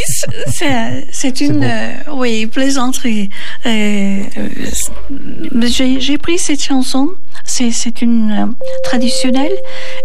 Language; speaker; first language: French; non-native, learner; Turkish